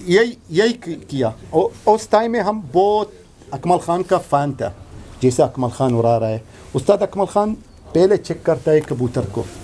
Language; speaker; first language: Hindi; non-native, learner; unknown